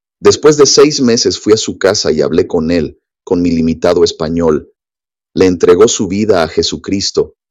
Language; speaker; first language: Spanish; non-native, fluent; English